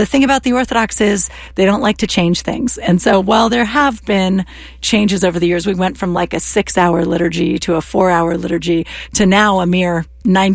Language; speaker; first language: English; native; English